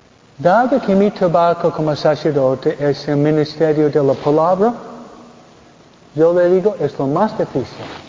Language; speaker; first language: Spanish; non-native, fluent; English